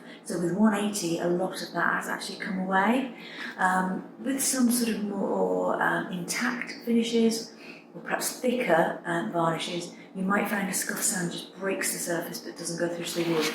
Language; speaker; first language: English; native; English